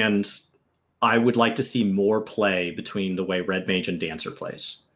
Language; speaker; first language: English; native; English